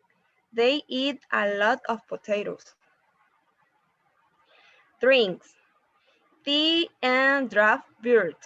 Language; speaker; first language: English; non-native, learner; Spanish